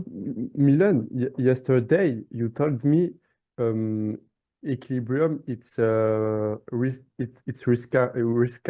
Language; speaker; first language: English; non-native, learner; French